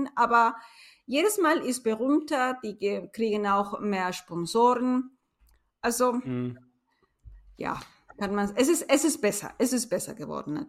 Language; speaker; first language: German; non-native, fluent; Spanish